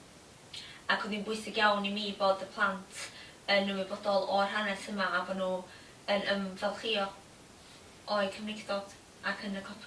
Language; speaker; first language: Welsh; native; Welsh